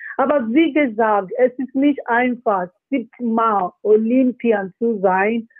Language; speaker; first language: German; non-native, learner; Yoruba